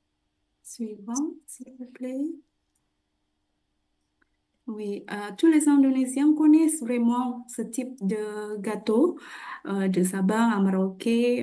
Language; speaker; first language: French; non-native, fluent; Indonesian